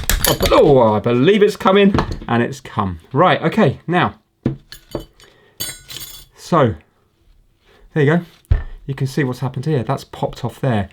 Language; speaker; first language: English; native; English